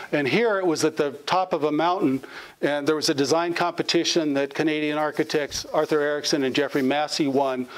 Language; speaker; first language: English; native; English